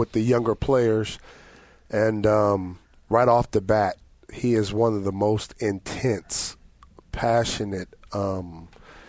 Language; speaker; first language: English; native; English